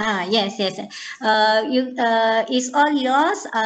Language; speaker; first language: English; non-native, local second language; Malay